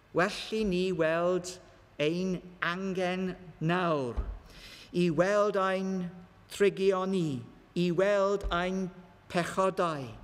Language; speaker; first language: Welsh; non-native, learner; English